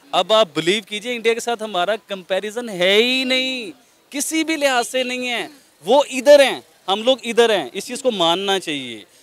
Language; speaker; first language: Urdu; non-native, local second language; Punjabi